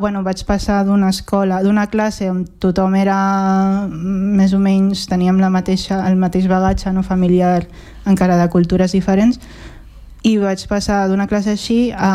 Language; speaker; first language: Catalan; native; Catalan